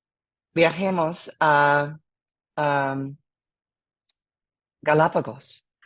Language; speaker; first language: Spanish; non-native, learner; English